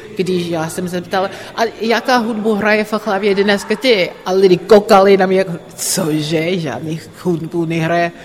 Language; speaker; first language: Czech; non-native, learner; English